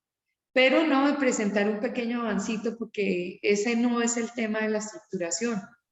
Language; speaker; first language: Spanish; native; Spanish